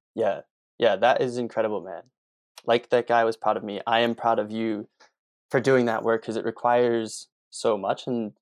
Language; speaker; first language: English; native; English